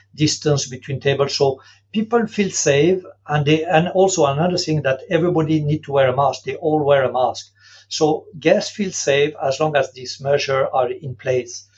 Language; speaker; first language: English; non-native, fluent; French